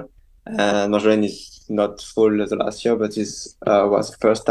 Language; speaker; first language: English; non-native, learner; French